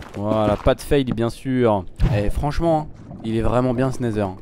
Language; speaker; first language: French; native; French